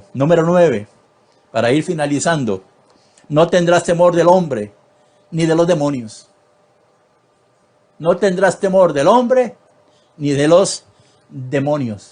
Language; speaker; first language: Spanish; native; Spanish